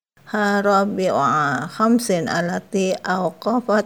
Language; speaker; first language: Arabic; non-native, learner; Indonesian